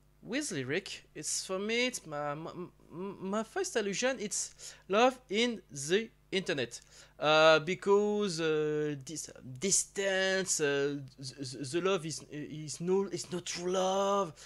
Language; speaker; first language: English; non-native, learner; French